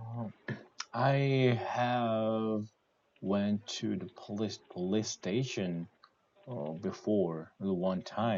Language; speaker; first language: English; non-native, learner; Korean